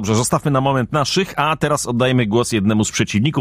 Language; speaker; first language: Polish; native; Polish